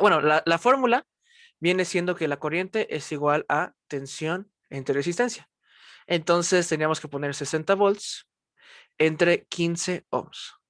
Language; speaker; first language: Spanish; native; Spanish